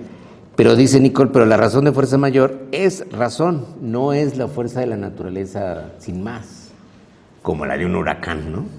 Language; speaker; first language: Spanish; native; Spanish